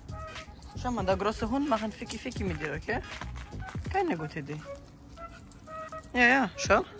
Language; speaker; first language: German; native; German